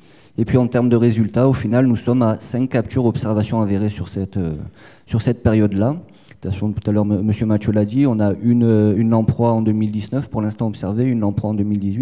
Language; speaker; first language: French; native; French